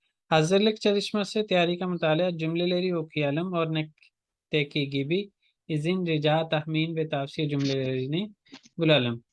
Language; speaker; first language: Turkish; non-native, fluent; Urdu